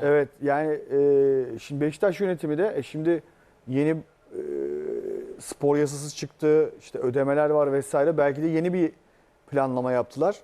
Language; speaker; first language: Turkish; native; Turkish